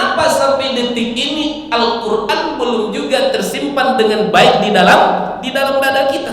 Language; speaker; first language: Malay; native; Malay